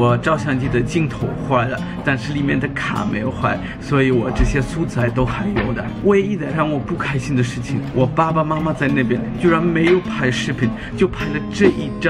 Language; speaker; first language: Chinese; non-native, fluent; German